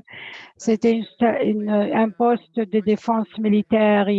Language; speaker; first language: French; non-native, fluent; English